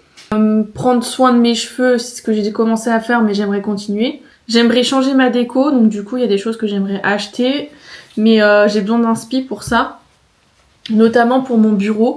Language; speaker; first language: French; native; French